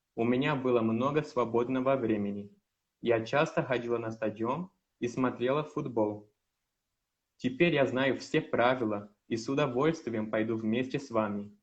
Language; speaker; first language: Russian; non-native, learner; Portuguese